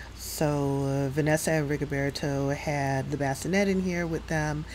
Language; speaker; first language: English; native; English